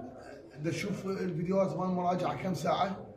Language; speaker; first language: Arabic; native; Arabic